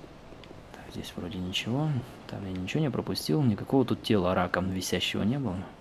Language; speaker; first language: Russian; native; Russian